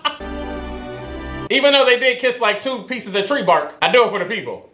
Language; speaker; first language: English; native; English